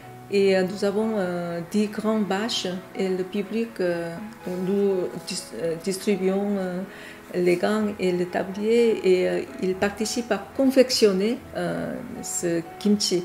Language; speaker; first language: French; non-native, fluent; Korean